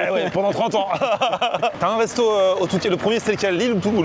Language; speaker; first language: French; native; French